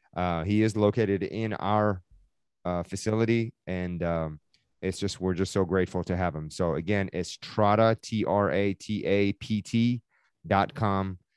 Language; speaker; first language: English; early bilingual, other home language; Persian